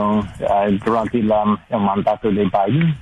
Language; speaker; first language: Spanish; non-native, learner; English